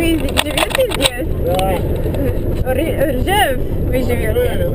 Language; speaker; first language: Russian; non-native, learner; English